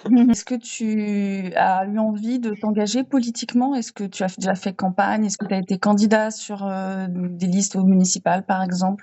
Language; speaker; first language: French; native; French